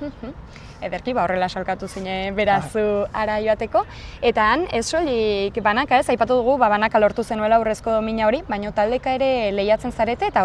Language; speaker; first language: Basque; native; Basque